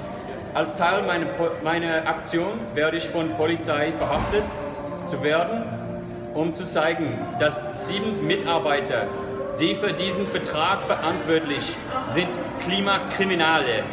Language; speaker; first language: German; non-native, learner; English